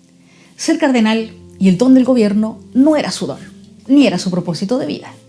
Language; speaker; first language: Spanish; native; Spanish